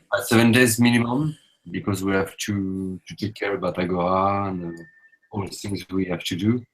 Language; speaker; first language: English; non-native, learner; French